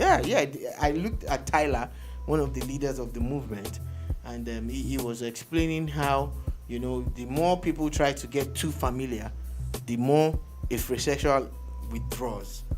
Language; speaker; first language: English; non-native, local second language; Yoruba